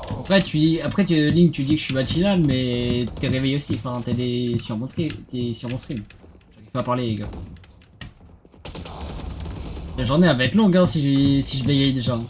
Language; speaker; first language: French; native; French